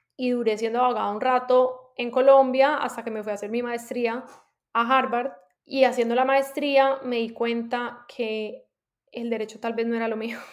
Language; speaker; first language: Spanish; native; Spanish